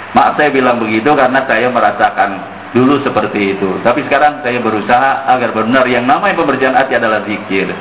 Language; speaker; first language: Indonesian; native; Indonesian